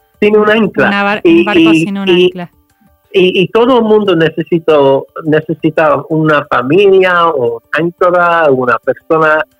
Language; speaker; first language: Spanish; non-native, learner; English